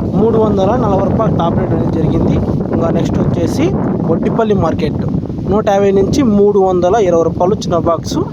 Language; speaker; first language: Telugu; native; Telugu